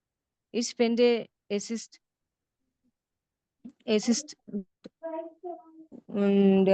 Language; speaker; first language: German; non-native, learner; Malayalam